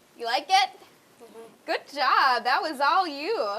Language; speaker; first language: English; native; English